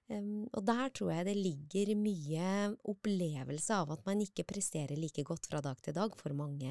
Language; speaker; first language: Norwegian; native; Norwegian